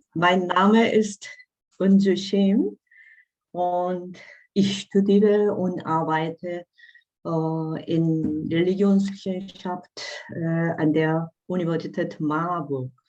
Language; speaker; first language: German; non-native, fluent; Korean